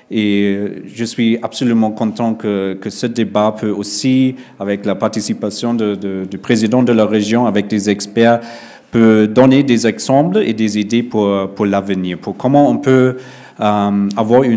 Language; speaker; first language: French; non-native, fluent; German